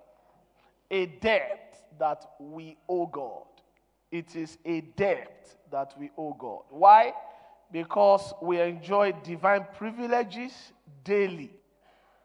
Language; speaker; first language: English; non-native, local second language; Yoruba